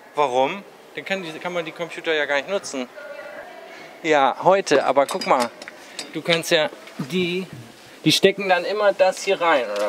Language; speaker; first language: German; native; German